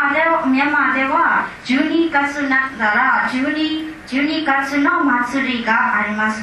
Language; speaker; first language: Japanese; non-native, learner; Burmese